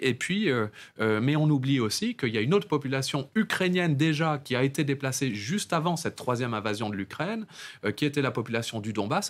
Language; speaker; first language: French; native; French